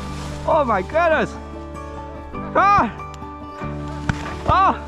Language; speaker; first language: English; native; English